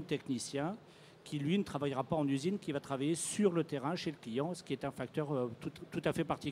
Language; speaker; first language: French; native; French